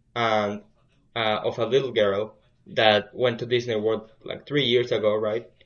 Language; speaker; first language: English; early bilingual, other home language; Spanish